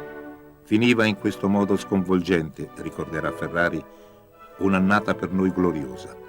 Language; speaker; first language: Italian; native; Italian